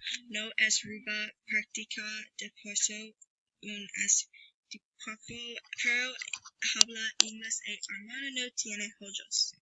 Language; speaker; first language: Spanish; non-native, learner; English